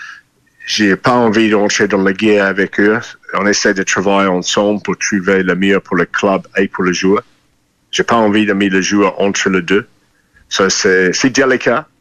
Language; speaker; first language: French; non-native, fluent; English